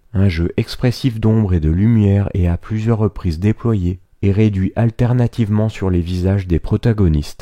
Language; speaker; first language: French; native; French